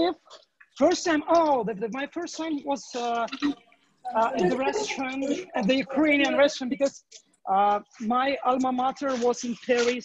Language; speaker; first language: English; non-native, learner; Ukrainian